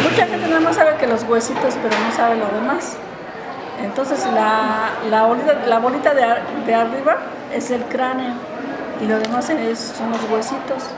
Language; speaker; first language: Spanish; native; Spanish